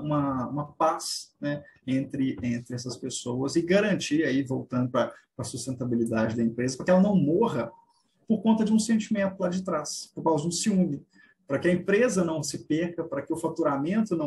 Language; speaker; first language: Portuguese; native; Portuguese